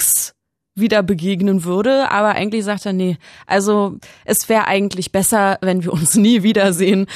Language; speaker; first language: German; native; German